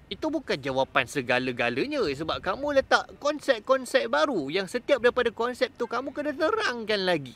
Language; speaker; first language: Malay; native; Malay